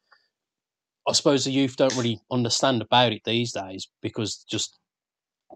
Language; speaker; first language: English; native; English